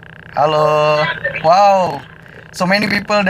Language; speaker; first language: English; non-native, learner; Indonesian